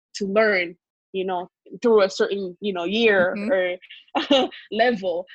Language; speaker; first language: English; early bilingual, other home language; Kongo